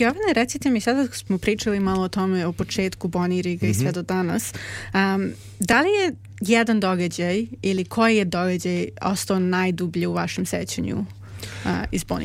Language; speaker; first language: Croatian; native; Croatian